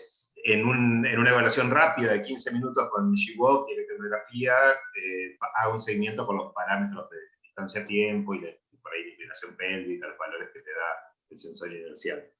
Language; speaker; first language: Spanish; native; Spanish